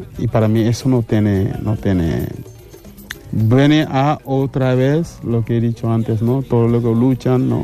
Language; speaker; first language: Spanish; non-native, fluent; Wolof